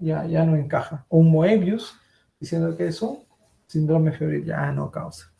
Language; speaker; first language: Spanish; native; Spanish